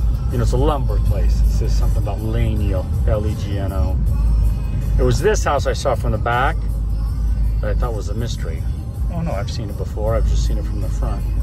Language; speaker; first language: English; native; English